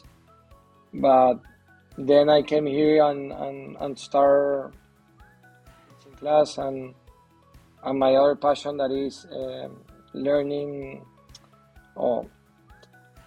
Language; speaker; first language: English; non-native, learner; Spanish